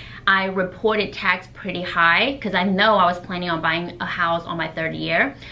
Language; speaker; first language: English; non-native, fluent; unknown